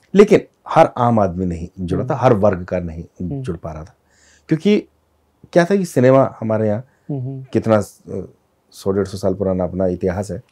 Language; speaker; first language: Hindi; native; Hindi